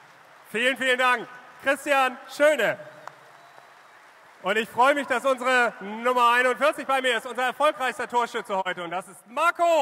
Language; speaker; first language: German; native; German